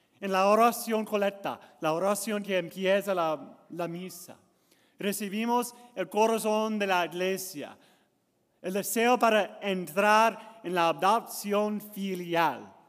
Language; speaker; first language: Spanish; non-native, learner; English